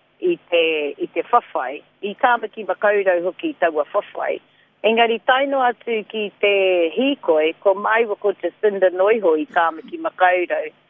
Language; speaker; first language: Māori; non-native, local second language; English